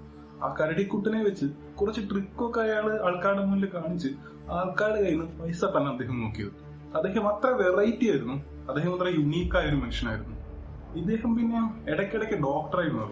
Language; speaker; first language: Malayalam; native; Malayalam